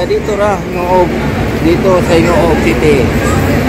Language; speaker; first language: Filipino; non-native, local second language; Cebuano